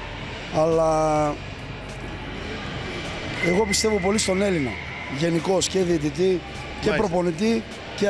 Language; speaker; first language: Greek; native; Greek